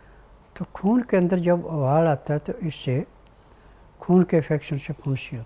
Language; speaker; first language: Hindi; native; Hindi